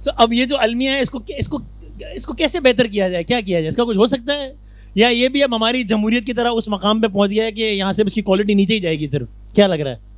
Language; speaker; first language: Urdu; native; Urdu